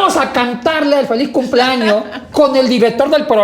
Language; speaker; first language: Spanish; native; Spanish